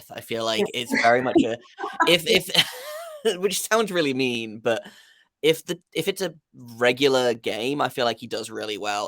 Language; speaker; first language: English; native; English